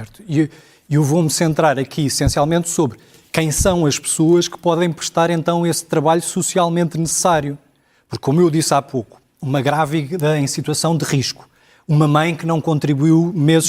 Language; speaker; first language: Portuguese; native; Portuguese